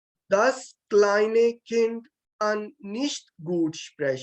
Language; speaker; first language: German; non-native, fluent; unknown